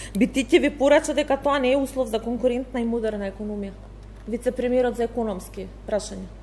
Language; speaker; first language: Macedonian; native; Macedonian